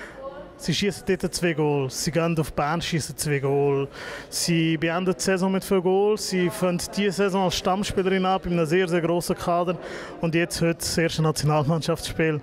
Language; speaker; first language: German; native; German